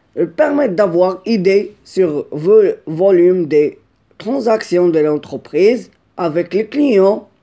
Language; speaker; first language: French; non-native, local second language; Arabic